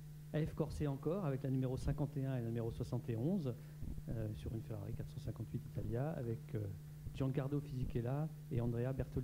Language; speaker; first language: French; native; French